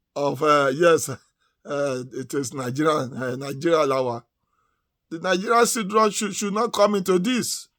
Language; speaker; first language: English; non-native, local second language; Yoruba